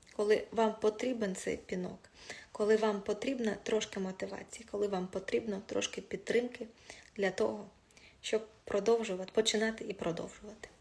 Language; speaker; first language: Ukrainian; non-native, local second language; Russian